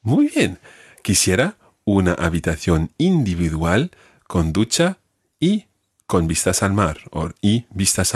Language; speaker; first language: Spanish; non-native, fluent; English